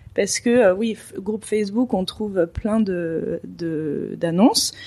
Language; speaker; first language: French; native; French